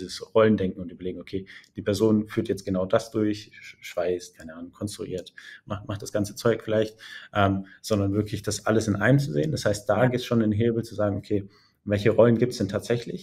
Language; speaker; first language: German; native; German